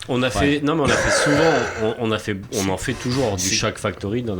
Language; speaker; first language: French; native; French